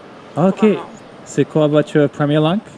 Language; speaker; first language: French; non-native, local second language; English